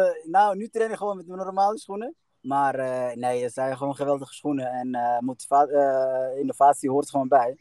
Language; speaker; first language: Dutch; early bilingual, other home language; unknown